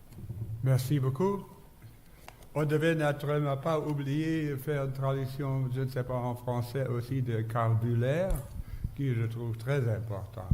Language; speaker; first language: French; non-native, fluent; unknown